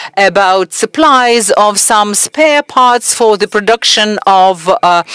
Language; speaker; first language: English; non-native, fluent; Persian